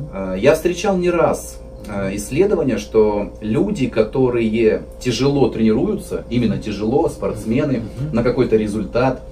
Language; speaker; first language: Russian; native; Russian